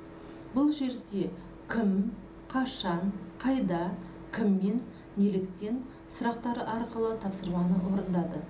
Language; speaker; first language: Kazakh; native; Kazakh